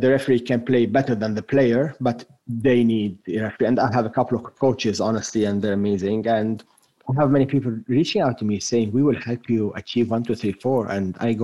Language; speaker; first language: English; non-native, fluent; French